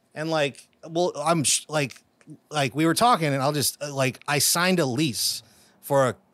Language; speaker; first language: English; native; English